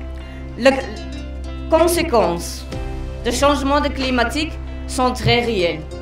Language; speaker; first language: French; non-native, fluent; Dutch